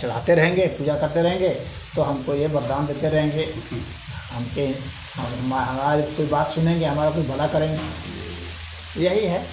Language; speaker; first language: Hindi; native; Hindi